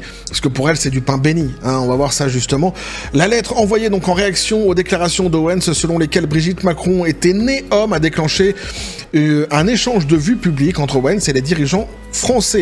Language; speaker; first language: French; native; French